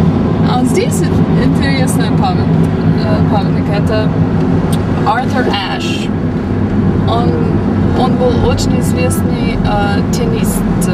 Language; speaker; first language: Russian; non-native, fluent; English